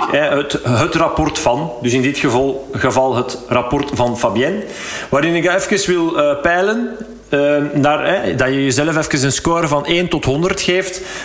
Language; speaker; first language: Dutch; native; Dutch